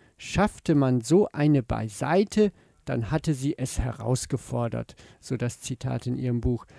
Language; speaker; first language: German; native; German